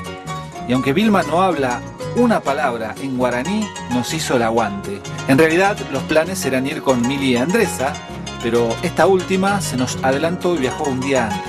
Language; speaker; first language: Spanish; native; Spanish